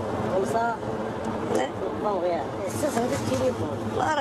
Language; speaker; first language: French; non-native, local second language; Arabic